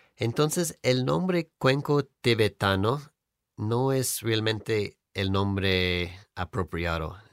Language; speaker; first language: Spanish; non-native, fluent; English